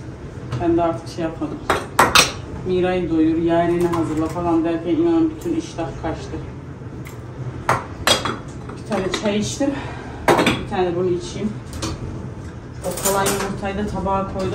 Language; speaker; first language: Turkish; native; Turkish